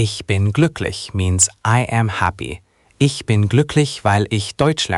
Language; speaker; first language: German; non-native, learner; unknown